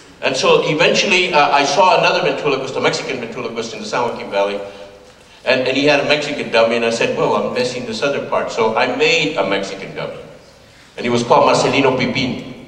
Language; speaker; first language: English; early bilingual, other home language; Spanish